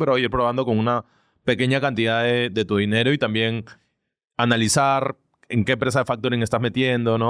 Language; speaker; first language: Spanish; native; Spanish